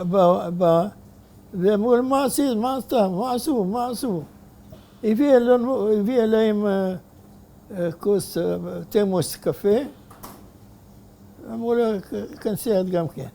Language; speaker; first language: Hebrew; non-native, fluent; Arabic